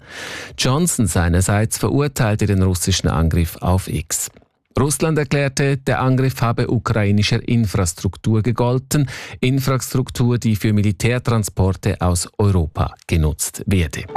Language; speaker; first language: German; native; German